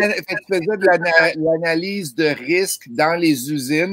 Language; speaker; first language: French; native; French